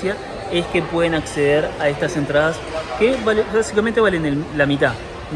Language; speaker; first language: Spanish; native; Spanish